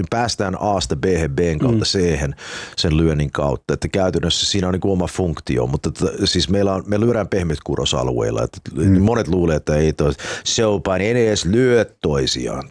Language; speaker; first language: Finnish; early bilingual, heritage; Finnish